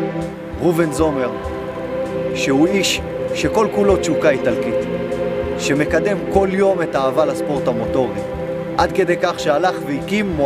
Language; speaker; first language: Hebrew; native; Hebrew